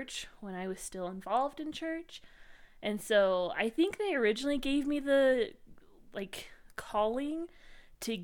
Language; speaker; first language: English; native; English